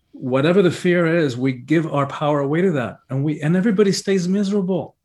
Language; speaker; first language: English; early bilingual, other home language; Spanish